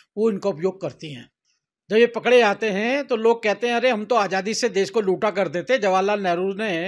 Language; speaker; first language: Hindi; native; Hindi